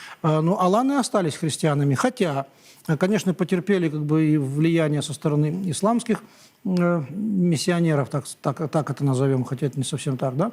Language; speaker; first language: Russian; native; Russian